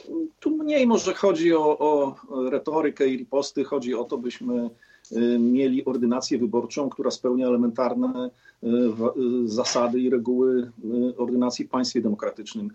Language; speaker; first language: Polish; native; Polish